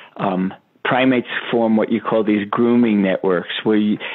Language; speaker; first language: English; native; English